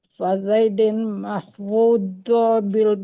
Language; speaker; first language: Arabic; non-native, learner; Indonesian